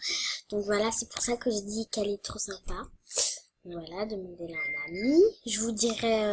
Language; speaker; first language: French; native; French